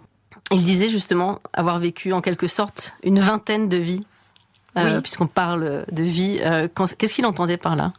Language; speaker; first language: French; native; French